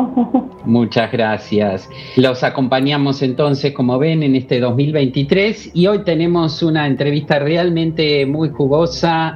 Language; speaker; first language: Spanish; native; Spanish